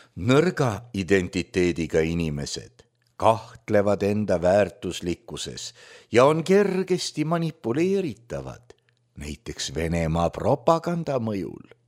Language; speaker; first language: Estonian; native; Estonian